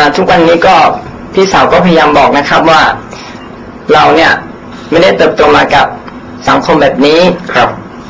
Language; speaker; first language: Thai; non-native, local second language; Akha